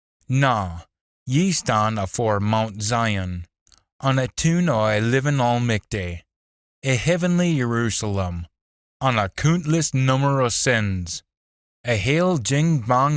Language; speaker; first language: English; native; English